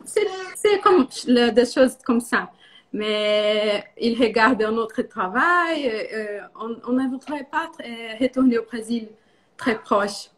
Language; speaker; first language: French; non-native, learner; Portuguese